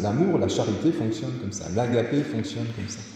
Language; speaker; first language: French; native; French